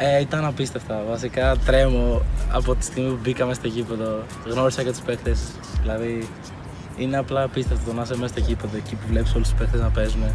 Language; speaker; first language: Greek; native; Greek